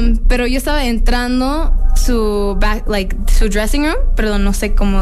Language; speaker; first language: Spanish; early bilingual, heritage; English